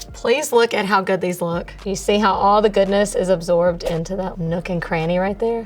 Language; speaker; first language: English; native; English